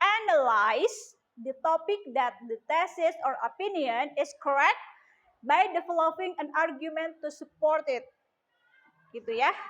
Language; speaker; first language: English; non-native, learner; Indonesian